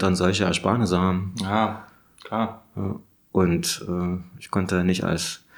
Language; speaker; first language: German; native; German